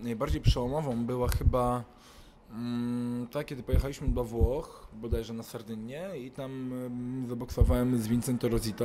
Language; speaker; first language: Polish; native; Polish